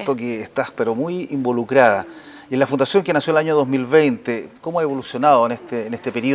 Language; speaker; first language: Spanish; native; Spanish